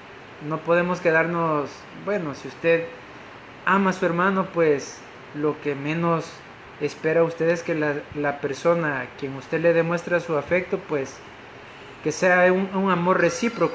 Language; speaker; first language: Spanish; native; Spanish